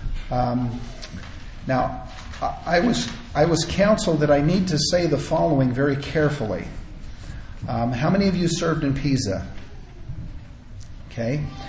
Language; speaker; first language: English; native; English